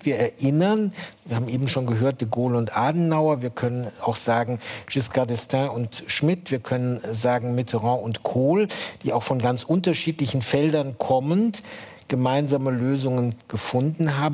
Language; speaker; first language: German; native; German